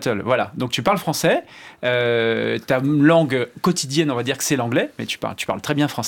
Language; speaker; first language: French; native; French